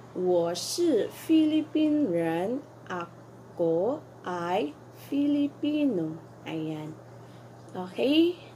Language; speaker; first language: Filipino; native; Filipino